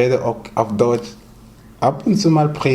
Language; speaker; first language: German; non-native, fluent; French